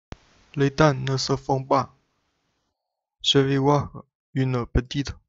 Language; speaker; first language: French; non-native, learner; Chinese